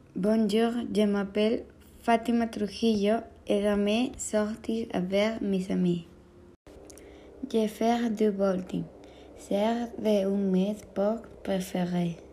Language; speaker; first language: French; non-native, learner; Spanish